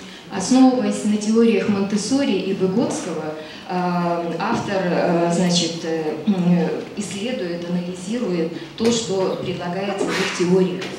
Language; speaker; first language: Russian; native; Russian